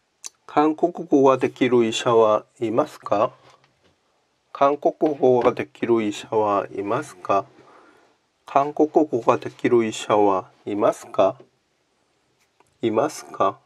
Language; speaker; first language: Japanese; non-native, learner; Korean